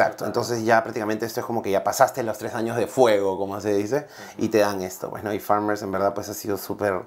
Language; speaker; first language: Spanish; native; Spanish